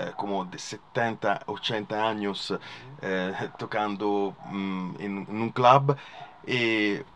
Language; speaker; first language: Spanish; non-native, learner; Italian